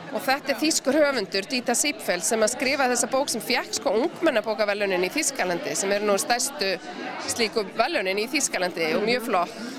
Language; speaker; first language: Icelandic; native; Icelandic